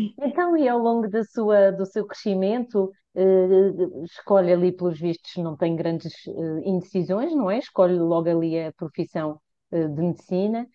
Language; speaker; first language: Portuguese; native; Portuguese